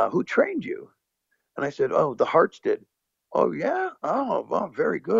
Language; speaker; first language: English; early bilingual, other home language; Portuguese